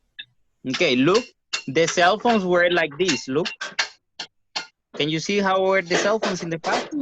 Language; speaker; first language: English; non-native, fluent; Spanish